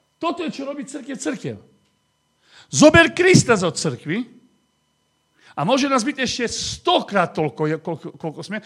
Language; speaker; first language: Slovak; non-native, local second language; Hungarian